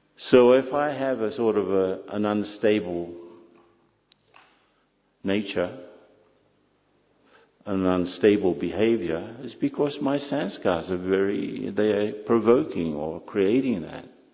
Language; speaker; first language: English; native; English